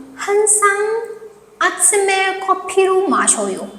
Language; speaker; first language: Korean; non-native, fluent; Burmese